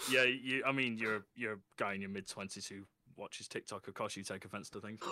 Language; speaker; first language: English; native; English